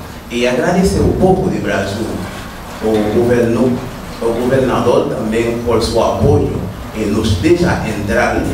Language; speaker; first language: Portuguese; non-native, learner; Haitian Creole